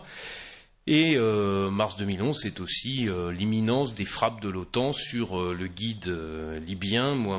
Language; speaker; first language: French; native; French